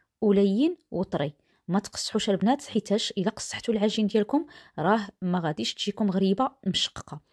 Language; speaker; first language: Arabic; native; Arabic